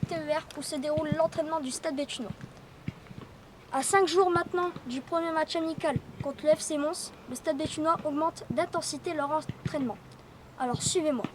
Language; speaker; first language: French; native; French